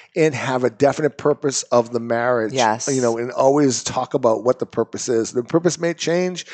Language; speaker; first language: English; native; English